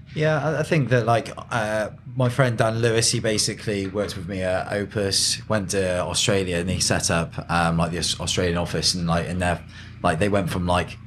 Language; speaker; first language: English; native; English